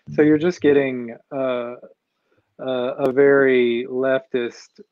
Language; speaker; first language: English; native; English